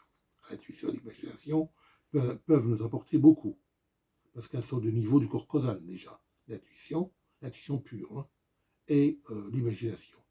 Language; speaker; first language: French; native; French